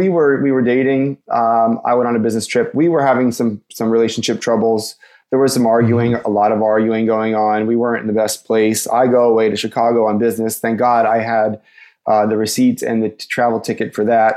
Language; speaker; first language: English; native; English